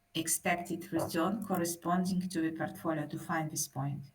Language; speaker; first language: English; non-native, fluent; Russian